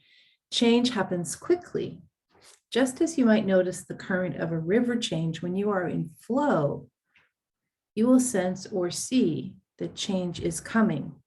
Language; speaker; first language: English; native; English